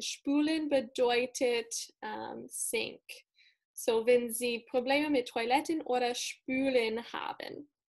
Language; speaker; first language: German; non-native, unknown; English